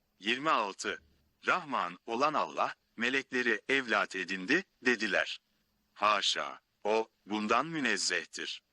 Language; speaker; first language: Turkish; native; Turkish